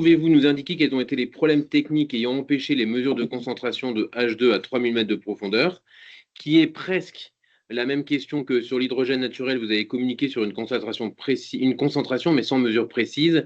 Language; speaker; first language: French; native; French